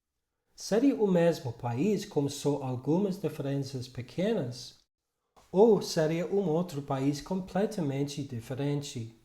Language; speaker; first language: Portuguese; non-native, fluent; English